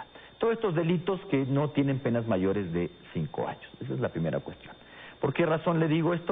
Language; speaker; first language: Spanish; native; Spanish